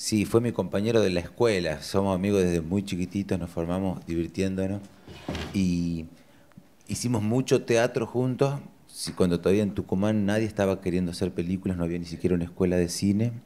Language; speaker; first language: Spanish; native; Spanish